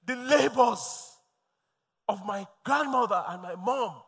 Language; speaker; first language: English; non-native, local second language; Yoruba